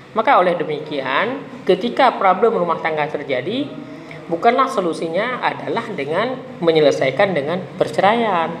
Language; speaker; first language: Indonesian; non-native, local second language; Achinese